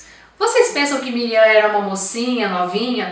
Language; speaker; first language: Portuguese; native; Portuguese